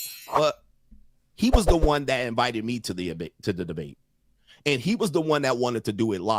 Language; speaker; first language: English; native; English